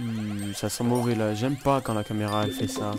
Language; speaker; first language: French; native; French